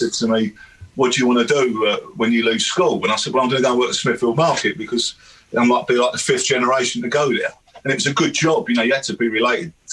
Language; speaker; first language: English; native; English